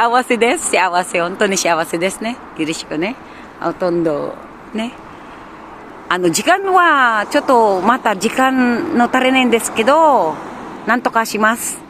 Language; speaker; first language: Japanese; non-native, learner; Filipino